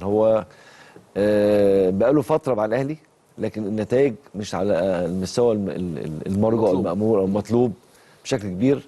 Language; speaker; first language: Arabic; native; Arabic